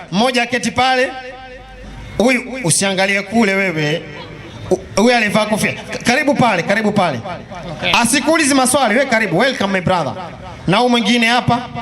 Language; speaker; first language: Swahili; native; Swahili